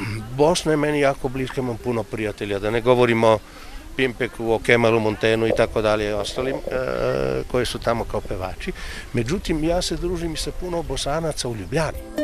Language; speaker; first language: Serbian; non-native, fluent; Slovenian